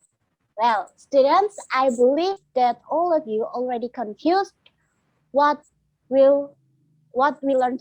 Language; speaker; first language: English; non-native, learner; Indonesian